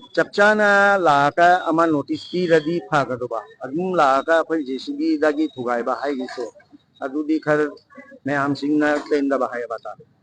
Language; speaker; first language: Manipuri; native; Manipuri